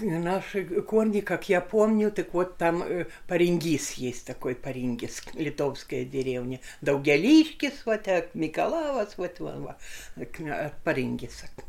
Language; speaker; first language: Russian; non-native, local second language; Lithuanian